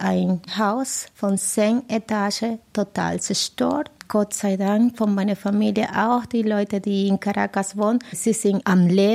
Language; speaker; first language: German; non-native, fluent; Spanish